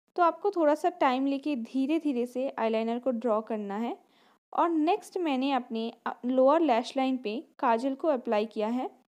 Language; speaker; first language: Hindi; non-native, local second language; Bangla